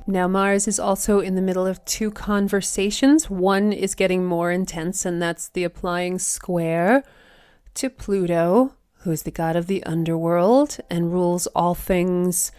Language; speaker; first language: English; native; English